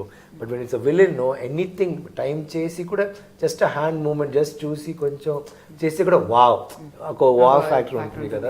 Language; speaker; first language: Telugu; non-native, learner; Tamil